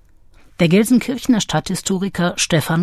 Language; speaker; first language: German; native; German